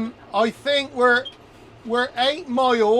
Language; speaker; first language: English; native; English